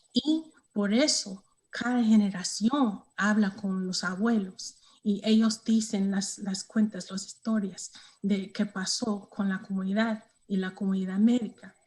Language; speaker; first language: Spanish; non-native, learner; English